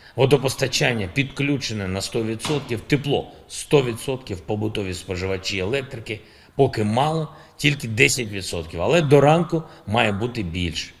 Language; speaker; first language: Ukrainian; non-native, local second language; Russian